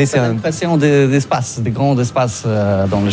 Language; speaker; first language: French; non-native, learner; Polish